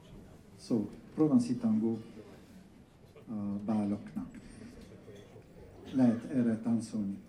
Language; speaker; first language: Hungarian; non-native, learner; French